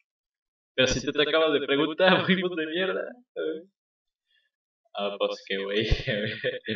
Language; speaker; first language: Spanish; native; Spanish